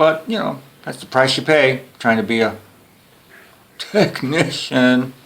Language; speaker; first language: English; native; English